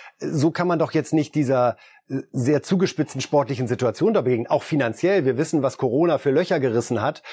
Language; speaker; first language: German; native; German